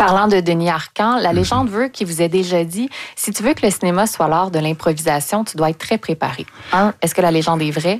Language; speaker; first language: French; native; French